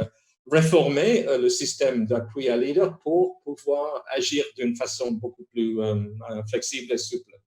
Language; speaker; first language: French; non-native, fluent; Spanish